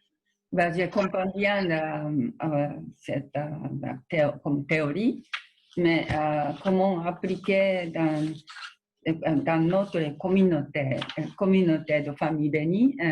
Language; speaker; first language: French; non-native, learner; Japanese